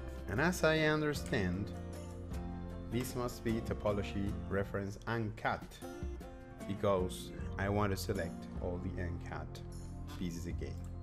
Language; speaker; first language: English; non-native, fluent; Spanish